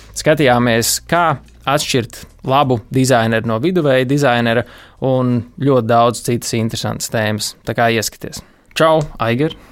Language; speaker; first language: Latvian; native; Latvian